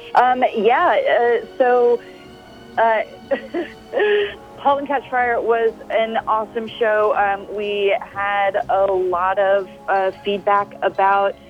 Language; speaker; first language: English; native; English